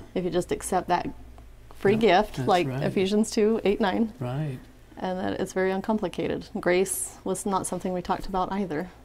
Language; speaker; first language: English; native; English